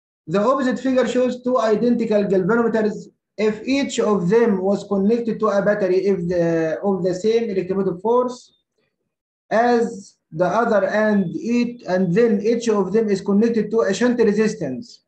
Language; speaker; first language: English; non-native, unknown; Arabic